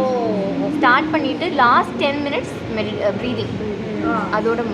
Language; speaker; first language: Tamil; native; Tamil